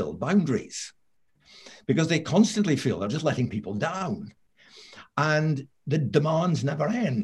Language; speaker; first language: English; native; English